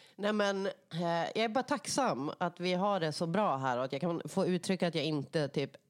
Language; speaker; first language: Swedish; native; Swedish